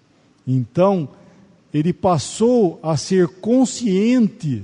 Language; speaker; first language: Portuguese; native; Portuguese